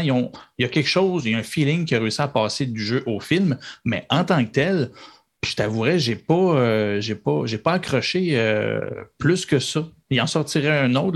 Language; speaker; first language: French; native; French